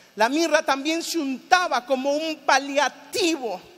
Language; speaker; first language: Spanish; native; Spanish